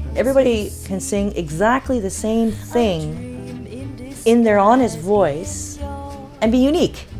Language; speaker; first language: English; native; English